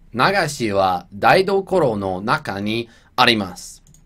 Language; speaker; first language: Japanese; non-native, learner; English